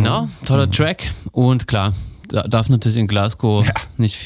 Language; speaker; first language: German; native; German